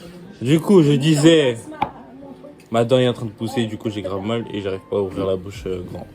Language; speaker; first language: French; native; French